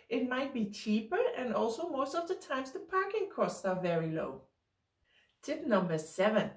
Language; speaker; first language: English; non-native, fluent; Dutch